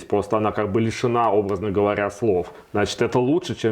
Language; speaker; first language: Russian; native; Russian